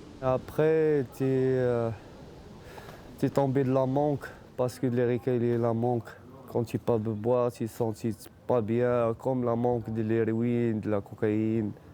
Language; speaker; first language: French; non-native, learner; Arabic